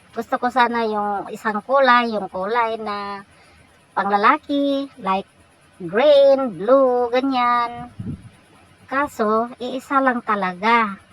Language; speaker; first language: Filipino; non-native, local second language; Cebuano